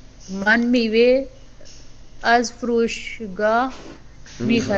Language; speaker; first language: Persian; non-native, learner; Urdu